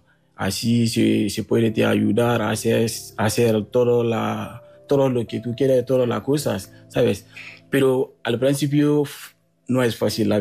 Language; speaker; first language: Spanish; non-native, learner; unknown